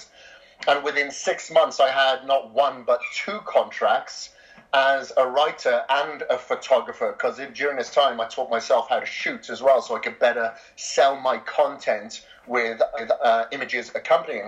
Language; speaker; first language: English; native; English